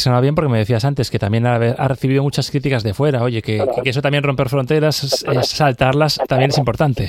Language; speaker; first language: Spanish; native; Spanish